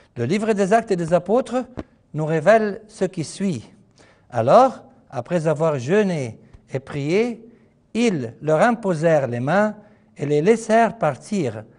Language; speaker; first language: French; non-native, fluent; Arabic